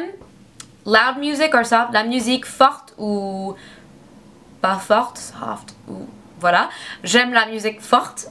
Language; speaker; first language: French; non-native, learner; English